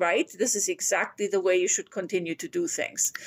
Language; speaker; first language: English; non-native, fluent; German